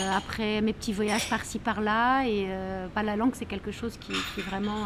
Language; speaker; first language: French; non-native, fluent; Portuguese